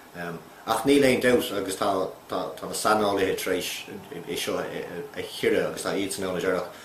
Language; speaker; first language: Irish; native; Irish